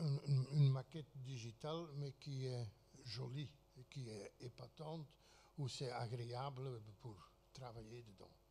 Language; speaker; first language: French; non-native, fluent; Dutch